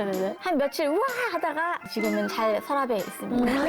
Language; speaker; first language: Korean; native; Korean